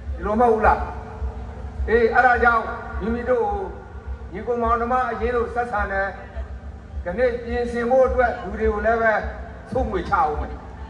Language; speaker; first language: Burmese; native; Burmese